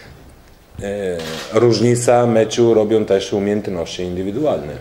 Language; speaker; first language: Polish; non-native, learner; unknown